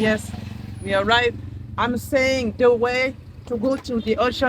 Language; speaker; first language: English; non-native, learner; French